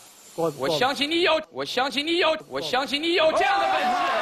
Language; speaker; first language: Chinese; native; Chinese